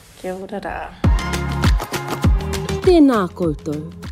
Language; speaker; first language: Māori; non-native, local second language; English